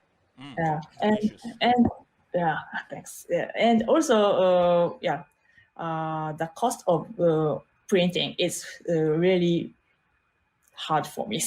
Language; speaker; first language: English; non-native, learner; Japanese